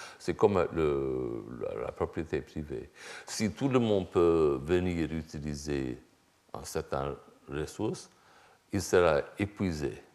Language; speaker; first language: French; non-native, fluent; Swedish